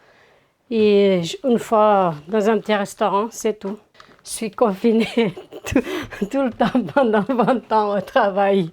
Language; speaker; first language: French; non-native, fluent; Portuguese